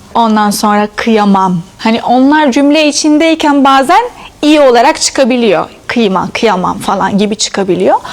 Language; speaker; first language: Turkish; non-native, fluent; Arabic